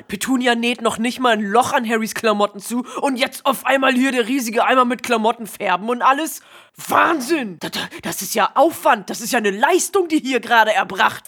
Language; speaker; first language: German; native; German